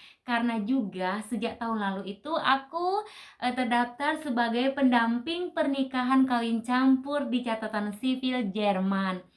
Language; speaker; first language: Indonesian; native; Indonesian